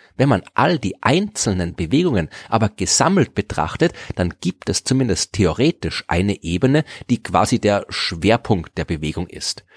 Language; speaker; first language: German; native; German